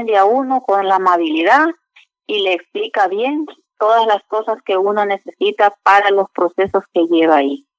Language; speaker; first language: Spanish; native; Spanish